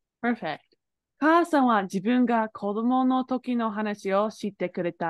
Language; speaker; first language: Japanese; non-native, fluent; English